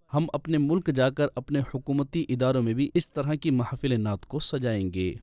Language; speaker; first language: Urdu; native; Urdu